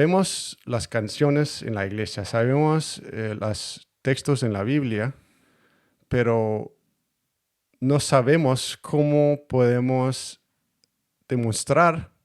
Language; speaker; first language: Spanish; non-native, learner; Danish